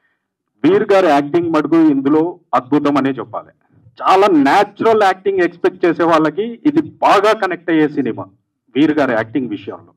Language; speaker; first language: Telugu; native; Telugu